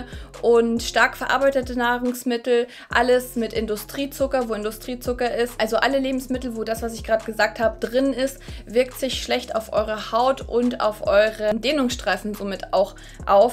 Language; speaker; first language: German; native; German